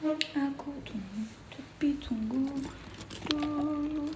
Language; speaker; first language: Indonesian; non-native, fluent; Turkish